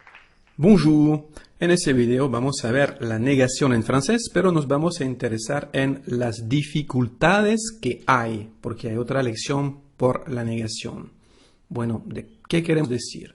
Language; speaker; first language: Spanish; non-native, fluent; French